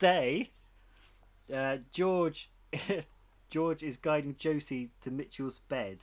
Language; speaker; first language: English; native; English